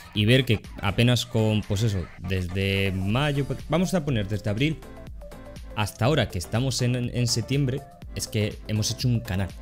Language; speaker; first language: Spanish; native; Spanish